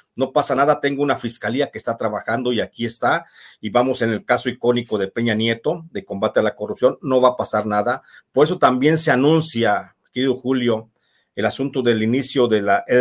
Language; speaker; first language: Spanish; native; Spanish